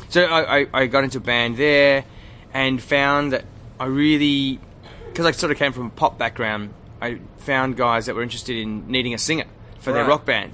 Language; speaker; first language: English; native; English